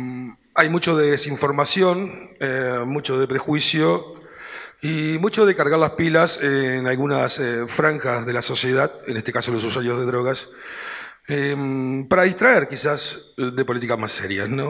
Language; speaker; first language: Spanish; native; Spanish